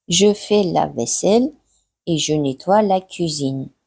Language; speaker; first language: French; non-native, fluent; Mongolian